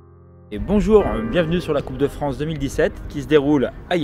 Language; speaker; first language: French; native; French